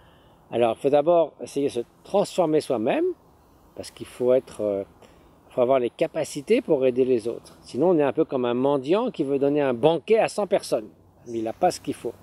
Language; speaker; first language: French; native; French